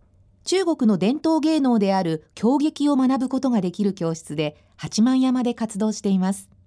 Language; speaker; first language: Japanese; native; Japanese